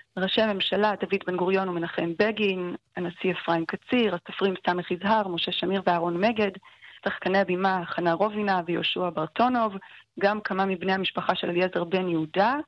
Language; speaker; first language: Hebrew; native; Hebrew